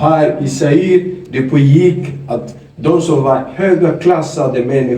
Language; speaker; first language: Swedish; non-native, fluent; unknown